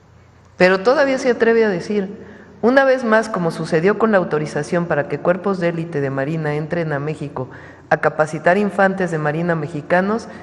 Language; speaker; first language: Spanish; native; Spanish